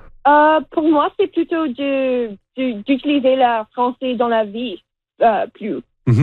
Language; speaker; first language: French; non-native, local second language; English